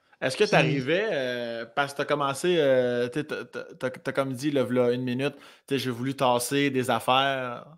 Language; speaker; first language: French; native; French